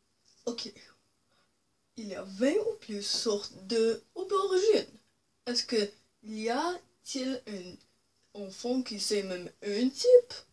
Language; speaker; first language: French; non-native, local second language; English